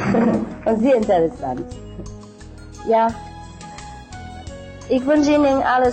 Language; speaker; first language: German; non-native, fluent; Vietnamese